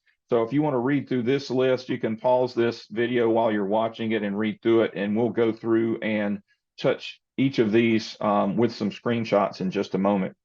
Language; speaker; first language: English; native; English